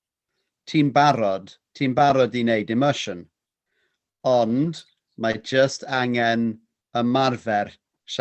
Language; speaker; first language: Welsh; non-native, fluent; English